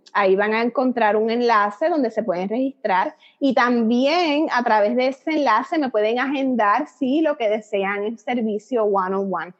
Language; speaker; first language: Spanish; native; Spanish